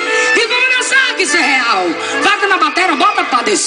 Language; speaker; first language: Portuguese; native; Portuguese